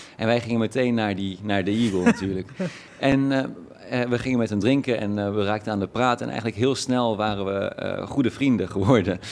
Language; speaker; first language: Dutch; early bilingual, other home language; Persian